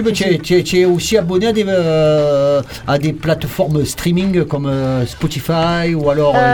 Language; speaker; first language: French; native; French